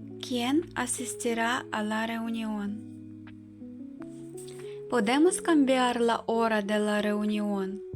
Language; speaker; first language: Spanish; non-native, fluent; Ukrainian